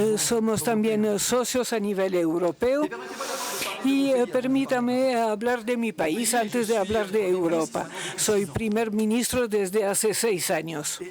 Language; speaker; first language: Spanish; non-native, fluent; Luxembourgish